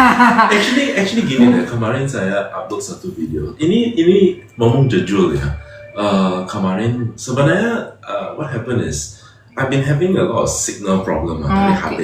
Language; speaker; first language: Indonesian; non-native, fluent; English